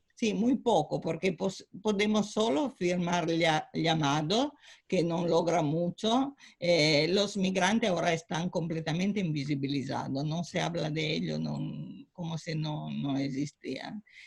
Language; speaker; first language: Spanish; non-native, fluent; Italian